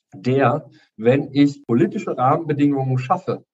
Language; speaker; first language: German; native; German